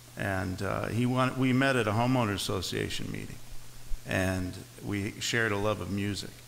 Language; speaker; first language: English; native; English